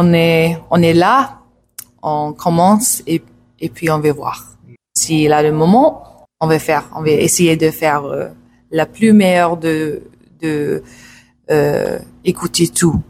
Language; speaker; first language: French; non-native, learner; English